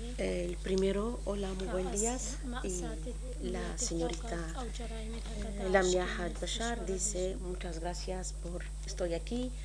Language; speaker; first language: Spanish; non-native, learner; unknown